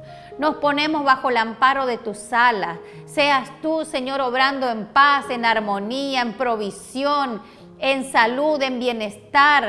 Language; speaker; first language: Spanish; native; Spanish